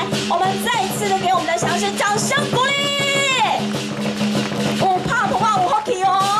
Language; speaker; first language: Chinese; native; Chinese